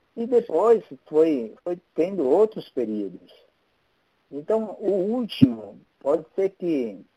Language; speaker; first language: Portuguese; non-native, fluent; Italian